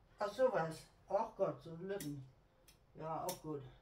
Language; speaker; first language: German; native; German